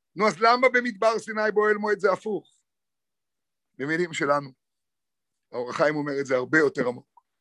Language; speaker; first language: Hebrew; native; Hebrew